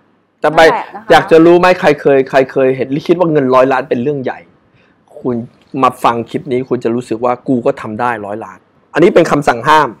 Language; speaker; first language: Thai; native; Thai